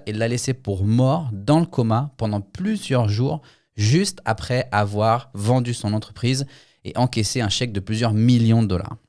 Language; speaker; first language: French; native; French